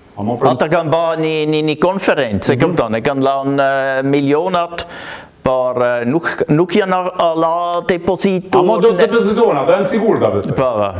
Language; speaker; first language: Albanian; non-native, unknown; German